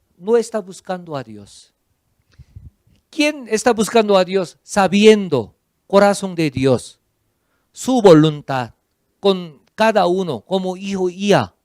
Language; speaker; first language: Spanish; non-native, fluent; Korean